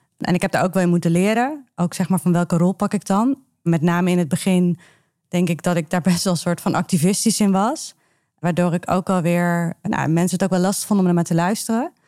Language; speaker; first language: Dutch; early bilingual, other home language; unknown